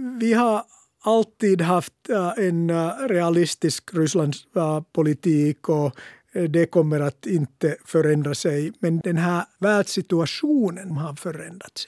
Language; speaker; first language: Swedish; non-native, local second language; Finnish